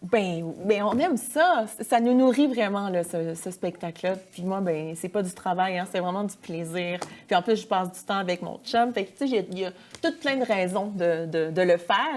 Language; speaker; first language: French; native; French